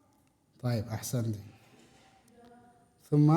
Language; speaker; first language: Arabic; non-native, fluent; Indonesian